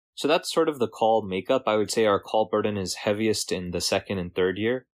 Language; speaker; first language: English; native; English